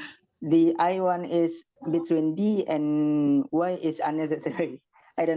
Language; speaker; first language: English; non-native, learner; Indonesian